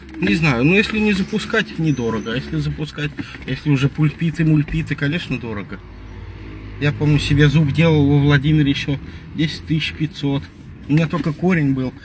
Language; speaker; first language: Russian; native; Russian